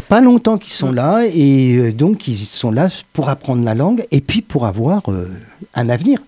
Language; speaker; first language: French; native; French